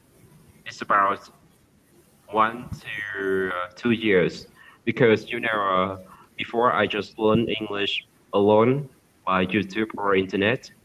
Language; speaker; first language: English; non-native, learner; Vietnamese